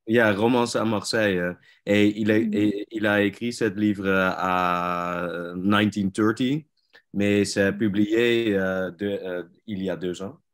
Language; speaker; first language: French; non-native, learner; Dutch